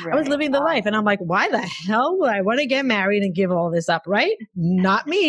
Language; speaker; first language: English; non-native, fluent; Hebrew